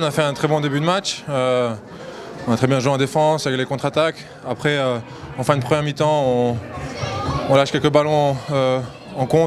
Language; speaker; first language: French; native; French